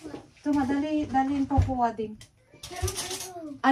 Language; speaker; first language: Spanish; non-native, fluent; Filipino